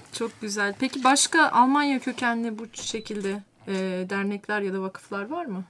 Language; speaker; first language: Turkish; native; Turkish